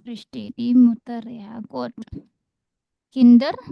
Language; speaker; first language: German; non-native, learner; Indonesian